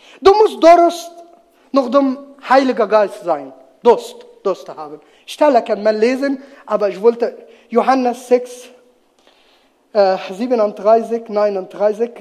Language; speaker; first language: German; non-native, learner; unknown